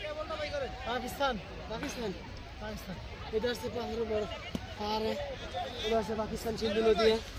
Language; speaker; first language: Hindi; non-native, learner; Bangla